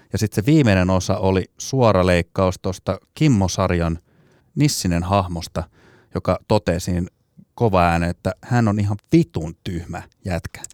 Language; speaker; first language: Finnish; native; Finnish